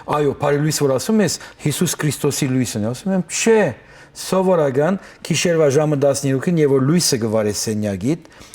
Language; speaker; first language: Armenian; early bilingual, heritage; Armenian